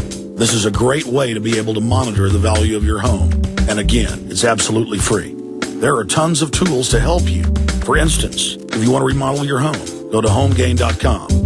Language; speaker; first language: English; native; English